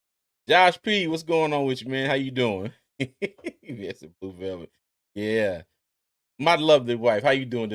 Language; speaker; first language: English; native; English